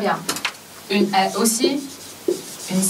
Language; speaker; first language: French; non-native, fluent; Chinese